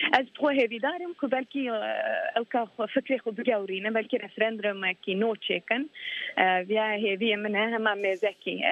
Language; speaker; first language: Kurdish; early bilingual, heritage; Kurdish